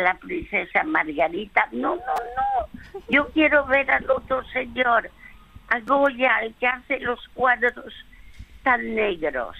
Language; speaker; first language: Spanish; early bilingual, other home language; French